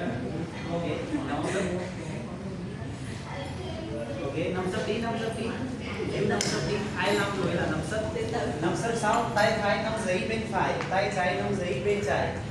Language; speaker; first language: Vietnamese; non-native, learner; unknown